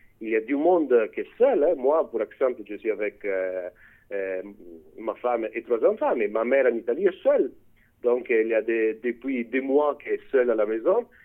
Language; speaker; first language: French; non-native, fluent; Italian